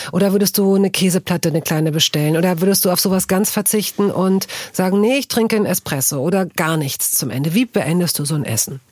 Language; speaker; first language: German; native; German